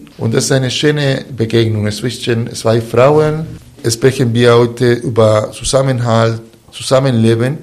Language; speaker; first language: German; non-native, fluent; Spanish